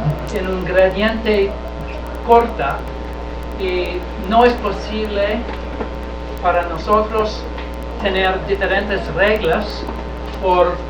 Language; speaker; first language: Spanish; non-native, learner; English